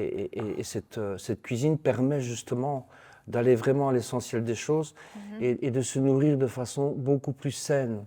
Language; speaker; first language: French; native; French